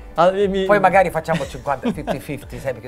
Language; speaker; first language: Italian; native; Italian